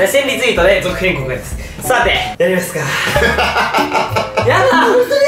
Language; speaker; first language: Japanese; native; Japanese